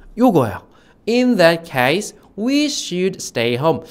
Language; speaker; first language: English; non-native, fluent; Korean